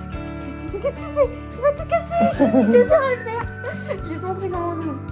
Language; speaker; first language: French; native; French